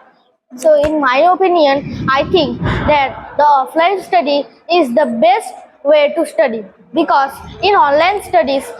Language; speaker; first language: English; non-native, learner; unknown